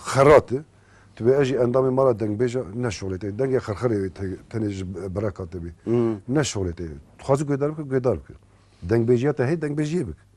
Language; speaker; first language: Kurdish; native; Kurdish